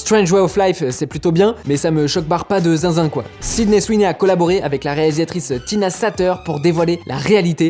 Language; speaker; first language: French; native; French